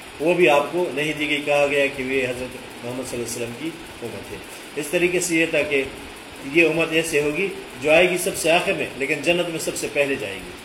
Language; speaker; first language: Urdu; native; Urdu